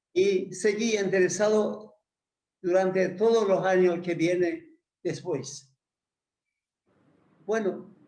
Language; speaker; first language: Spanish; non-native, fluent; Persian